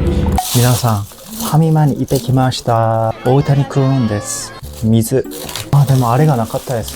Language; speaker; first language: Japanese; non-native, fluent; Korean